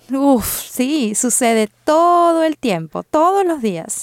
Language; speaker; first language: Spanish; native; Spanish